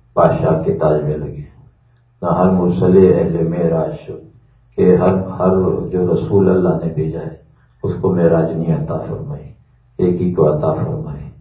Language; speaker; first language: Urdu; native; Urdu